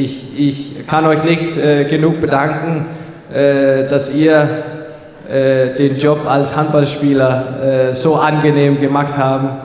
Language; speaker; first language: German; non-native, fluent; Danish